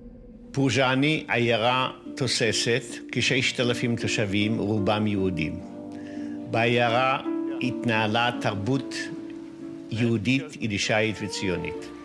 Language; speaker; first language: Hebrew; non-native, fluent; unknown